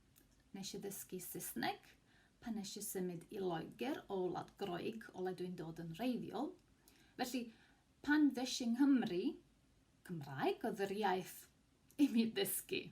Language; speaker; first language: Welsh; non-native, fluent; Greek